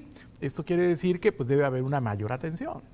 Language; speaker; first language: Spanish; native; Spanish